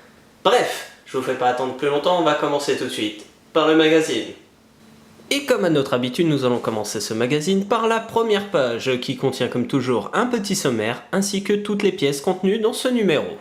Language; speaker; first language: French; native; French